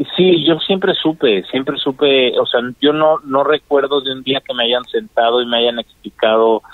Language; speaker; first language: Spanish; native; Spanish